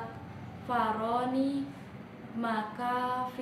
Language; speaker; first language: Arabic; non-native, learner; Indonesian